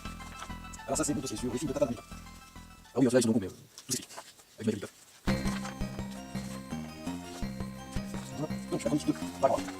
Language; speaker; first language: French; native; French